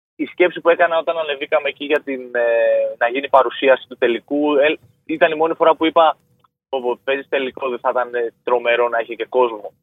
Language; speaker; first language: Greek; native; Greek